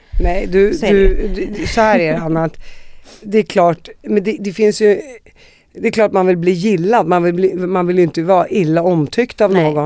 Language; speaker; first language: Swedish; native; Swedish